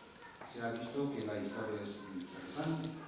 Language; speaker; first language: Spanish; non-native, fluent; Arabic